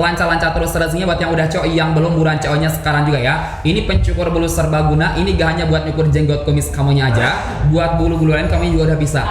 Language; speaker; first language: Indonesian; native; Indonesian